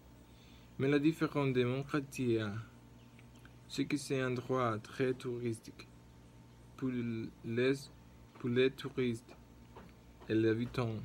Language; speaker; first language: French; non-native, learner; Spanish